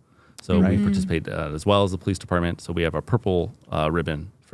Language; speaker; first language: English; native; English